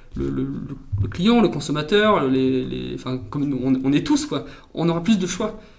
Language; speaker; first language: French; native; French